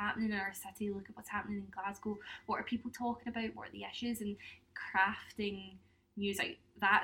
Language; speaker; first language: English; native; English